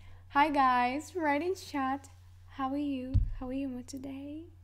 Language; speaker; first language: English; non-native, learner; Russian